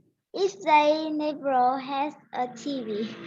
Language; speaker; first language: English; non-native, learner; Vietnamese